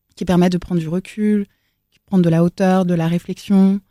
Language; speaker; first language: French; native; French